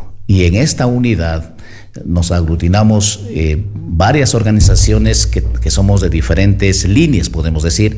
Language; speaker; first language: Spanish; native; Spanish